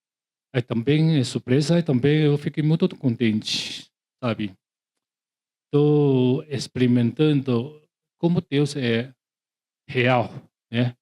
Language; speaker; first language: Portuguese; non-native, learner; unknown